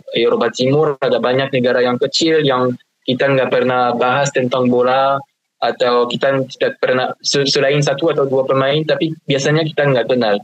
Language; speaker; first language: Indonesian; non-native, fluent; French